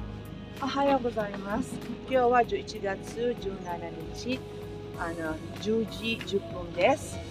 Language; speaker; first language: Japanese; non-native, learner; Filipino